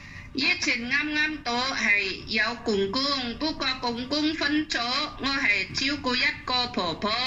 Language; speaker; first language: Cantonese; non-native, fluent; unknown